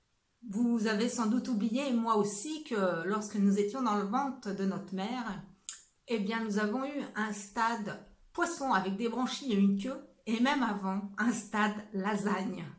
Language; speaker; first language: French; native; French